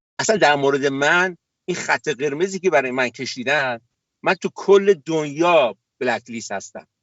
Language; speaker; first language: Persian; native; Persian